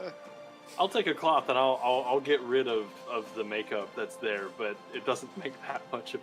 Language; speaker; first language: English; native; English